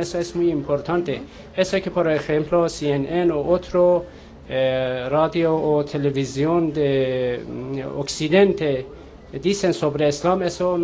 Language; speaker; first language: Spanish; non-native, learner; Persian